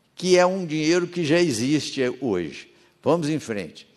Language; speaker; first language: Portuguese; native; Portuguese